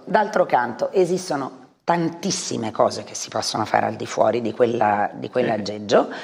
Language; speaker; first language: Italian; native; Italian